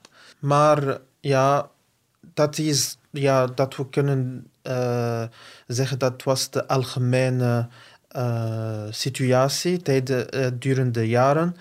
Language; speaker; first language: Dutch; non-native, fluent; Arabic